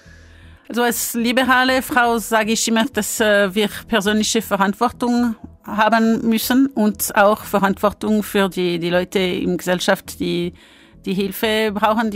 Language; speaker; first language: German; non-native, fluent; French